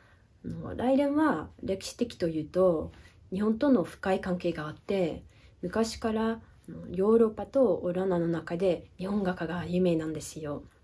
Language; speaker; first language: Japanese; non-native, fluent; Dutch